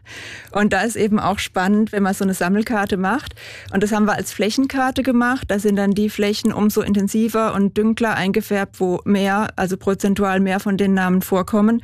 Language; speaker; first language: German; native; German